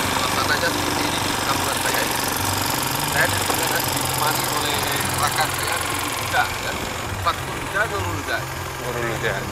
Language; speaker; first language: Indonesian; non-native, local second language; Javanese